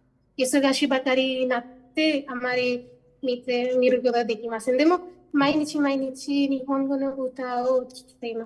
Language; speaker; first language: Japanese; non-native, learner; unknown